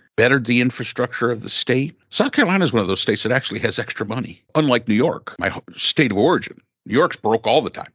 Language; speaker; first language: English; native; English